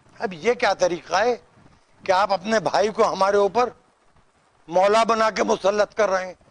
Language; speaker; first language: Urdu; native; Urdu